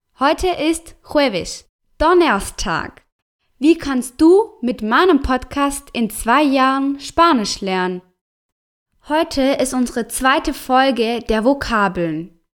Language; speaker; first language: German; non-native, fluent; Spanish